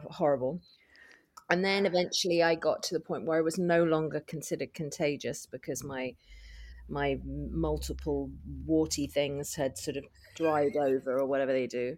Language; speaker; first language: English; native; English